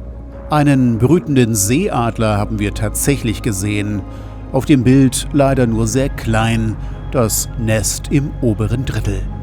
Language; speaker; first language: German; native; German